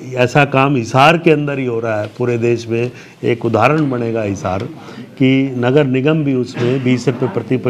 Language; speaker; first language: Hindi; native; Hindi